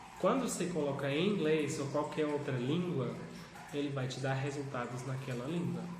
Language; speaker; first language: Portuguese; non-native, fluent; Afrikaans